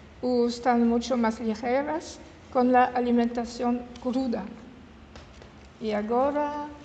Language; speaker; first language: Spanish; non-native, learner; French